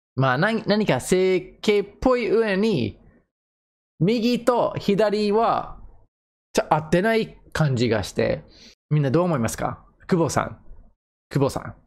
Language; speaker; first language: Japanese; non-native, fluent; English